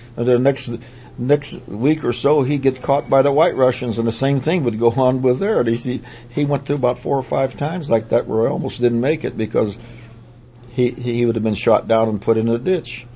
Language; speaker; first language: English; native; English